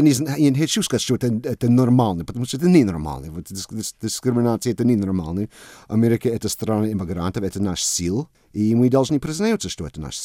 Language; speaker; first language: Russian; non-native, fluent; English